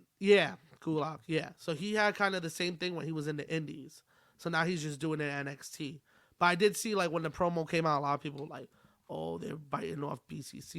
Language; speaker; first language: English; native; English